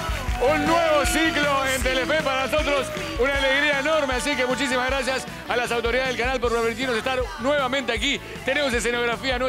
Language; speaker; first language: Spanish; native; Spanish